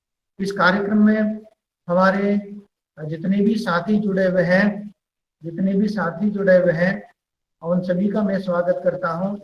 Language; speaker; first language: Hindi; non-native, local second language; Kannada